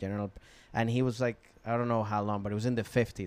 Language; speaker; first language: English; non-native, fluent; Spanish